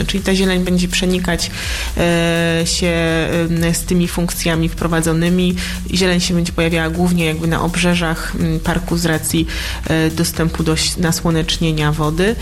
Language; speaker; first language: Polish; native; Polish